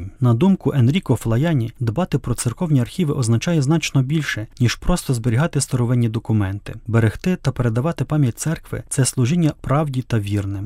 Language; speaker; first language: Ukrainian; native; Ukrainian